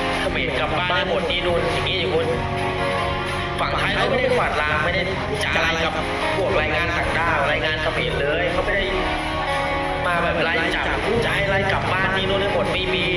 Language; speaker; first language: Thai; non-native, fluent; Khmer